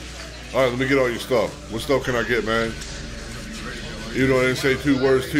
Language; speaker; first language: English; native; English